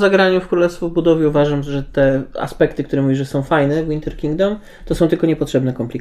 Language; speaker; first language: Polish; native; Polish